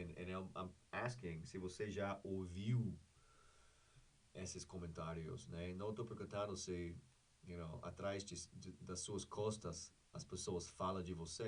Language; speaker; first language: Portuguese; non-native, fluent; English